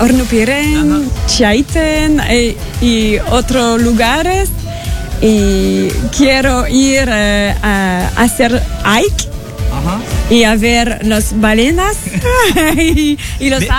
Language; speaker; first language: Spanish; non-native, learner; French